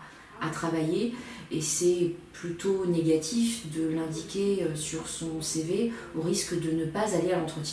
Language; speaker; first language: French; native; French